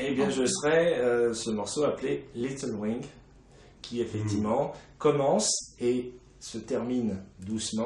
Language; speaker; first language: French; non-native, fluent; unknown